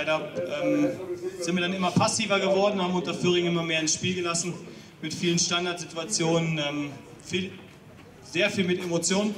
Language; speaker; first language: German; native; German